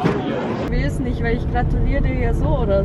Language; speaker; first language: German; native; German